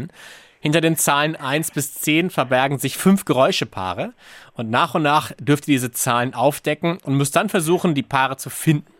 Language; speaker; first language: German; native; German